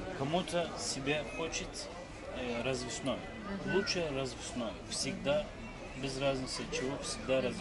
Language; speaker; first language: Russian; non-native, learner; Turkish